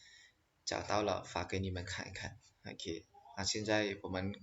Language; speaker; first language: Chinese; non-native, fluent; Khmer